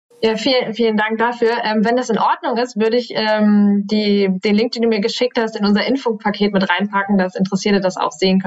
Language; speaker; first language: German; native; German